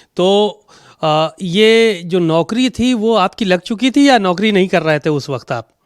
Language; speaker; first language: Hindi; native; Hindi